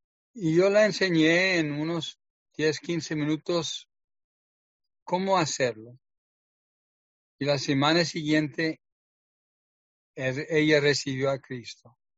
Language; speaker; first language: Spanish; non-native, fluent; English